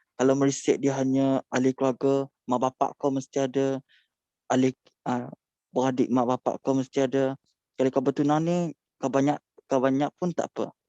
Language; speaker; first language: Malay; native; Malay